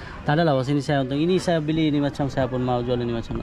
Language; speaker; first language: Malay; non-native, learner; Bangla